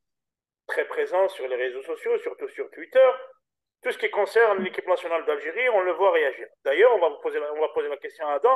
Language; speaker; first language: French; native; French